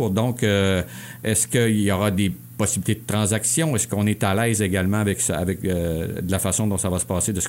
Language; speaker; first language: French; native; French